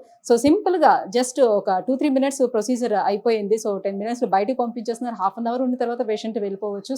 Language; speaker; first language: Telugu; native; Telugu